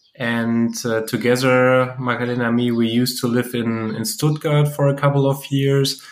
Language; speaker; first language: English; non-native, fluent; German